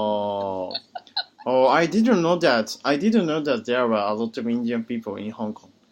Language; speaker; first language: English; non-native, learner; Japanese